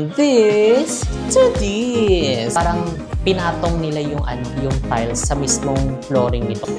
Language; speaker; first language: Filipino; non-native, local second language; Cebuano